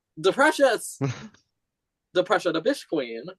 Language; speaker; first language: English; native; English